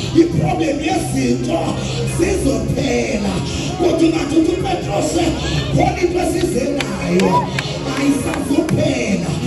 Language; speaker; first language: Zulu; non-native, local second language; Xhosa